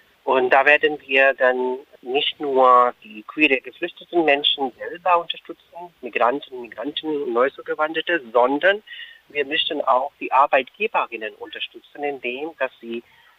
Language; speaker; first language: German; non-native, fluent; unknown